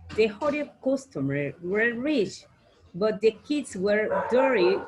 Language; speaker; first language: English; non-native, learner; Spanish